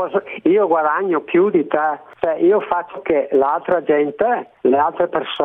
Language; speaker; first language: Italian; non-native, learner; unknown